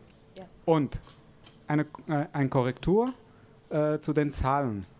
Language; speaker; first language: German; non-native, fluent; Arabic